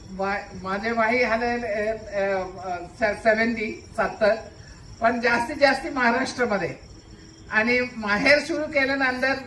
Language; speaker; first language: Marathi; non-native, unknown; Malayalam